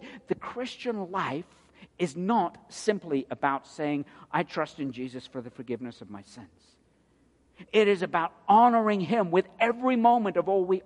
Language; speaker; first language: English; native; English